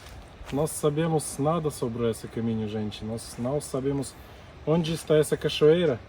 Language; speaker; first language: Portuguese; non-native, learner; Russian